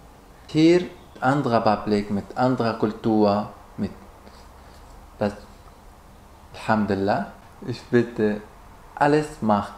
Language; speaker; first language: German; non-native, learner; Arabic